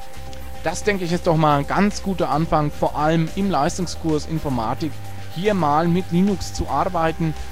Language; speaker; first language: German; native; German